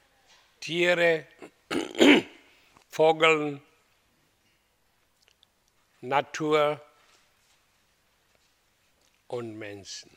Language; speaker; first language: German; non-native, learner; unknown